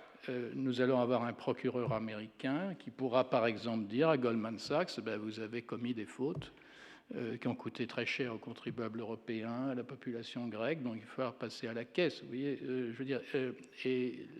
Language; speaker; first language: French; native; French